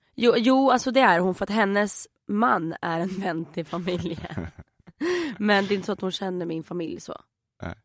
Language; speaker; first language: Swedish; native; Swedish